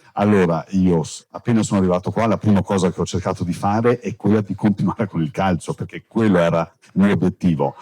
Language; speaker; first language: Italian; non-native, fluent; Turkish